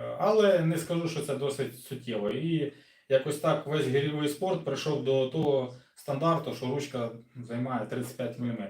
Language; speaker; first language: Ukrainian; non-native, local second language; Russian